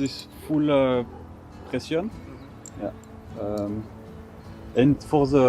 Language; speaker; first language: English; non-native, learner; French